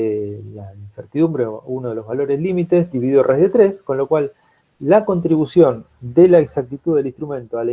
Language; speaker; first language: Spanish; native; Spanish